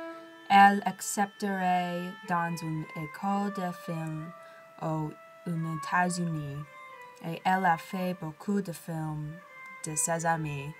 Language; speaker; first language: French; non-native, learner; English